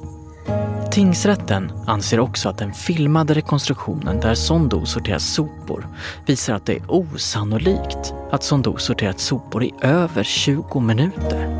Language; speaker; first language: Swedish; native; Swedish